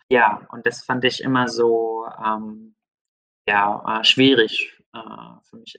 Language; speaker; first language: German; non-native, fluent; Arabic